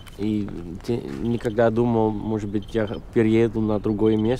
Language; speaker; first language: Russian; non-native, learner; Dutch